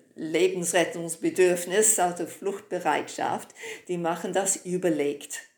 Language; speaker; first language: German; non-native, fluent; English